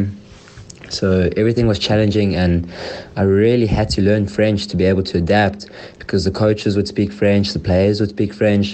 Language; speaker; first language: English; native; English